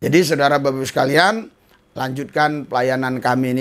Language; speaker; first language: Indonesian; native; Indonesian